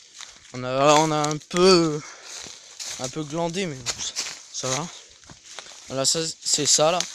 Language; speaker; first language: French; native; French